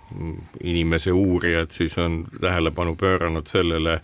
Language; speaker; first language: Estonian; native; Estonian